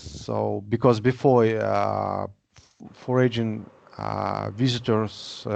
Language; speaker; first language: English; non-native, learner; Russian